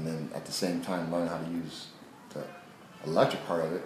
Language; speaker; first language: English; native; English